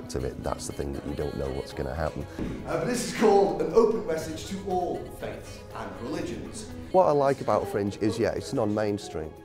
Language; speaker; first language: English; native; English